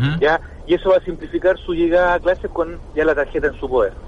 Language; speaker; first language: Spanish; native; Spanish